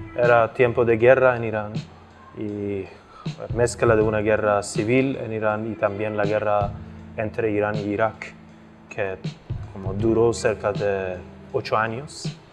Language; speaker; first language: Spanish; non-native, fluent; Persian